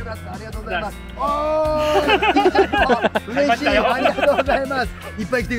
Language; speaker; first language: Japanese; native; Japanese